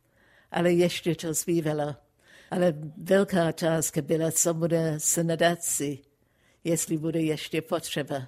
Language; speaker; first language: Czech; non-native, fluent; English